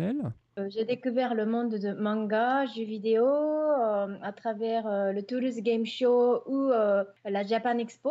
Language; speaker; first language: French; non-native, fluent; Japanese